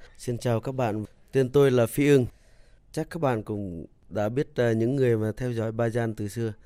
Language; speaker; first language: Vietnamese; non-native, local second language; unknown